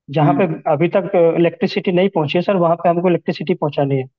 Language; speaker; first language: Hindi; native; Hindi